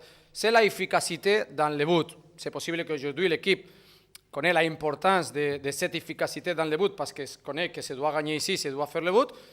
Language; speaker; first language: French; non-native, fluent; Spanish